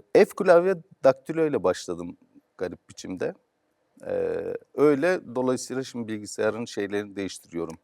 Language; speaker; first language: Turkish; native; Turkish